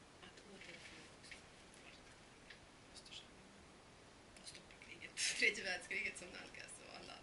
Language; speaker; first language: Swedish; non-native, fluent; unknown